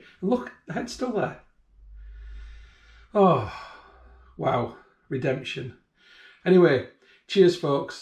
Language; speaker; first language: English; native; English